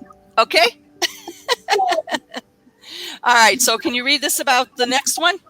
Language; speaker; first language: English; native; English